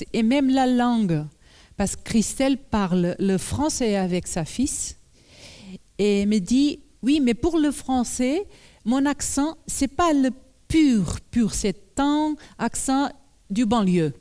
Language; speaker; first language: French; non-native, learner; Portuguese